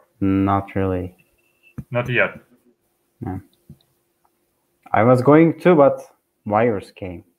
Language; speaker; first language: English; non-native, learner; Turkish